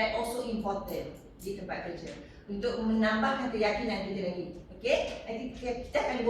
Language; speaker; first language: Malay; native; Malay